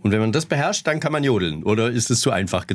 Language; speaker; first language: German; native; German